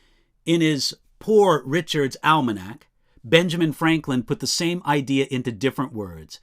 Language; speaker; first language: English; native; English